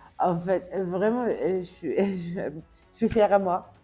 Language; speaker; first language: French; non-native, learner; Arabic